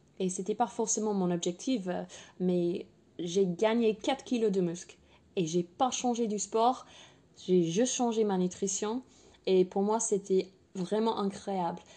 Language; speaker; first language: French; non-native, fluent; English